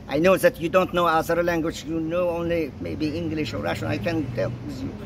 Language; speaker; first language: English; non-native, fluent; Azerbaijani